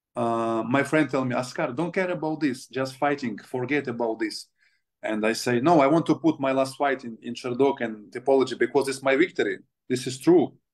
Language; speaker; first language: English; non-native, learner; Russian